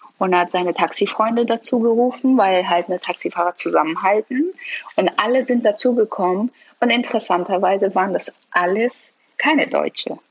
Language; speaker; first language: German; early bilingual, other home language; Persian